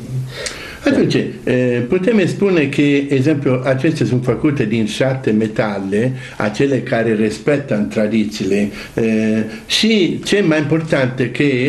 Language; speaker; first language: Romanian; non-native, learner; Italian